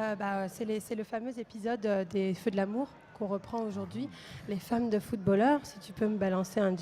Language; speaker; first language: French; native; French